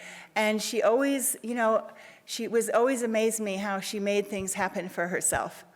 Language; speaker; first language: English; native; English